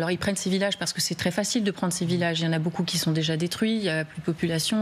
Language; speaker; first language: French; native; French